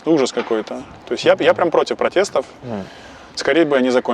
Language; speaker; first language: Russian; native; Russian